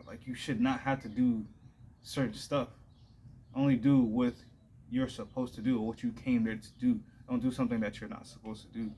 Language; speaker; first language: English; native; English